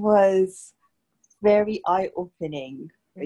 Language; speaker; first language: English; native; English